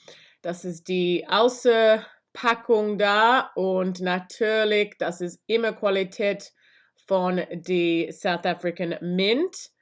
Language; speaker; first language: German; non-native, learner; English